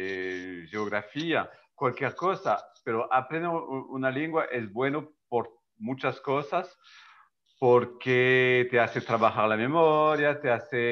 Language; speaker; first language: Spanish; non-native, fluent; French